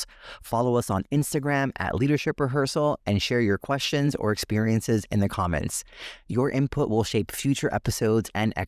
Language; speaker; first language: English; native; English